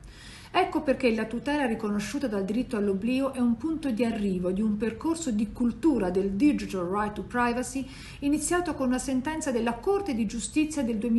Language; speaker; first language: Italian; native; Italian